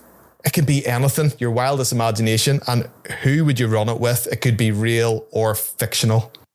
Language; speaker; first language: English; native; English